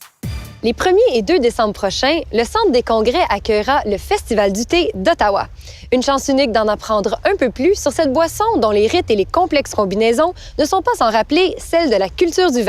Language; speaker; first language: French; native; French